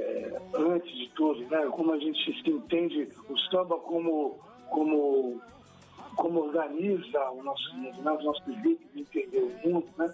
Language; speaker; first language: Portuguese; native; Portuguese